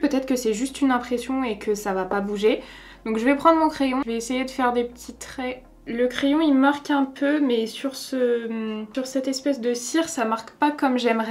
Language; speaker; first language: French; native; French